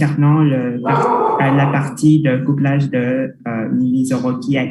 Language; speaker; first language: French; non-native, learner; Vietnamese